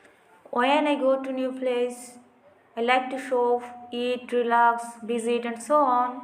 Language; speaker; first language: English; non-native, fluent; Bangla